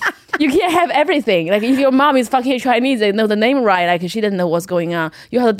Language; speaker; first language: English; non-native, fluent; Chinese